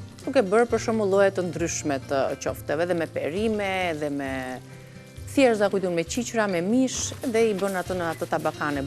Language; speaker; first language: Albanian; native; Albanian